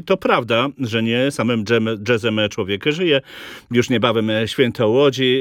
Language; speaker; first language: Polish; native; Polish